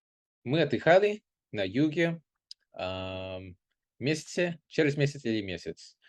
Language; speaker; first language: Russian; non-native, fluent; English